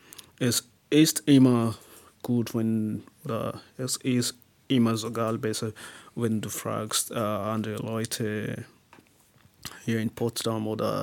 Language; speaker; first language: German; non-native, learner; English